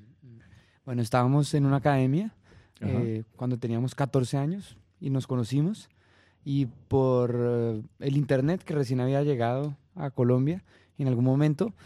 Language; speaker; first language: Spanish; native; Spanish